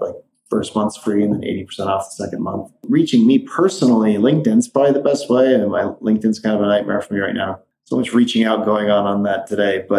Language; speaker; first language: English; native; English